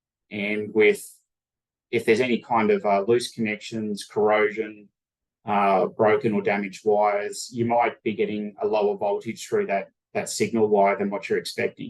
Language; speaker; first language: English; native; English